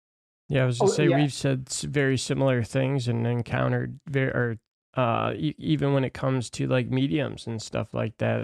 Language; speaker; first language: English; native; English